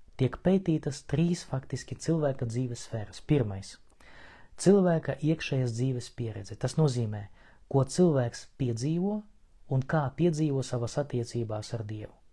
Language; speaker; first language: Latvian; non-native, local second language; Russian